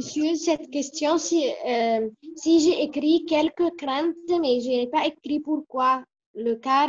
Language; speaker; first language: French; non-native, learner; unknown